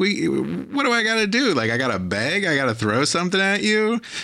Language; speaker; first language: English; native; English